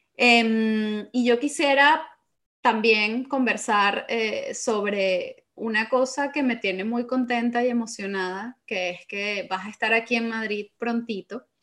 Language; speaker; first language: Spanish; native; Spanish